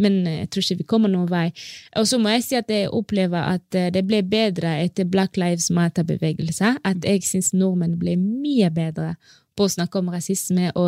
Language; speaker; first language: Norwegian; non-native, fluent; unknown